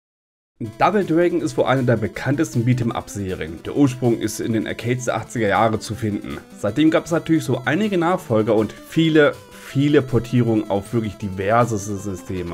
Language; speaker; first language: German; native; German